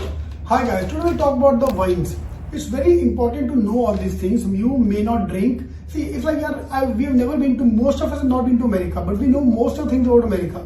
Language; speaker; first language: English; non-native, local second language; Hindi